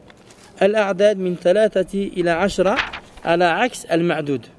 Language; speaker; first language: Arabic; non-native, fluent; French